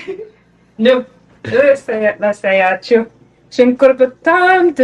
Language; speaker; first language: Amharic; non-native, learner; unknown